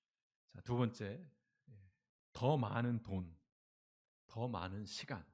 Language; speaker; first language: Korean; native; Korean